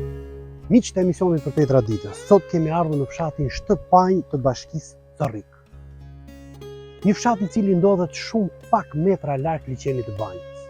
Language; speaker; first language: Albanian; native; Albanian